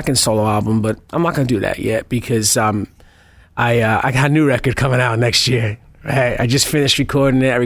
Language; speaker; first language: English; native; English